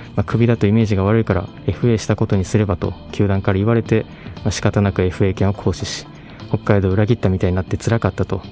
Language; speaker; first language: Japanese; native; Japanese